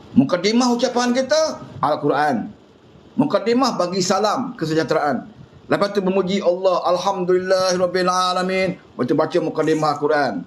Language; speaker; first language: Malay; native; Malay